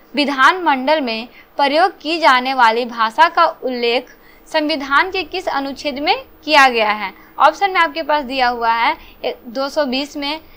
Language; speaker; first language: Hindi; native; Hindi